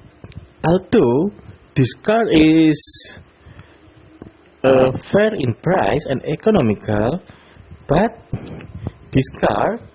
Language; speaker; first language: English; non-native, learner; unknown